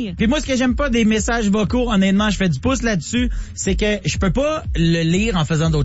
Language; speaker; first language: French; native; French